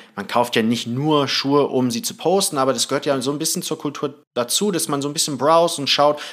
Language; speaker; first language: German; early bilingual, other home language; Thai